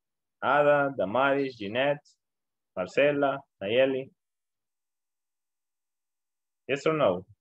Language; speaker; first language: English; non-native, learner; Spanish